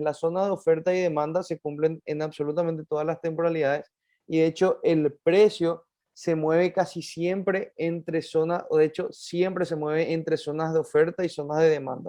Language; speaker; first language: Spanish; native; Spanish